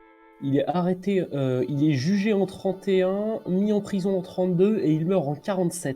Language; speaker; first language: French; native; French